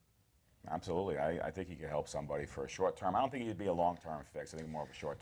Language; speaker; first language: English; native; English